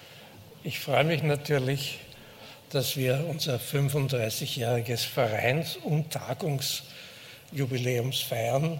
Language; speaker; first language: German; native; German